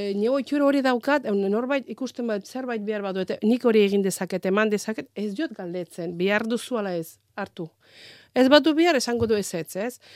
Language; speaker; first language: Basque; non-native, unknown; Azerbaijani